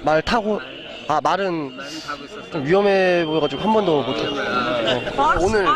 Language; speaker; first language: Korean; native; Korean